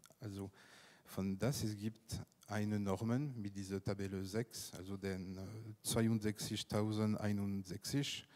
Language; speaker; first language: German; non-native, fluent; French